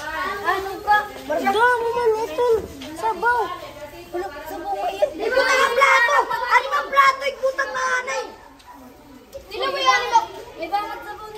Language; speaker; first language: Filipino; non-native, local second language; Waray